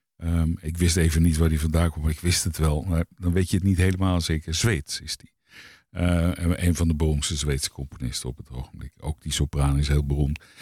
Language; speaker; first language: Dutch; native; Dutch